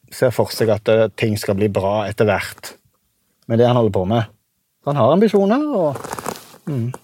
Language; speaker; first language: Norwegian; native; Norwegian